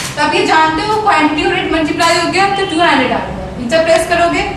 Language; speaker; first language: Hindi; native; Hindi